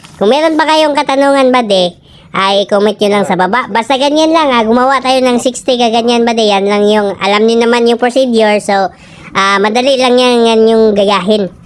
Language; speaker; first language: Filipino; non-native, local second language; Cebuano